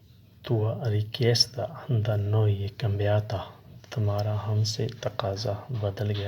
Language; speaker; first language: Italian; non-native, learner; Urdu